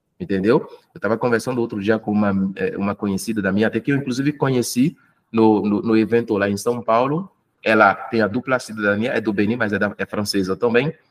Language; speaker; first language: Portuguese; non-native, fluent; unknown